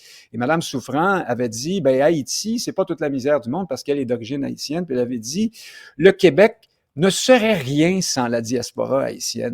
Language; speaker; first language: French; native; French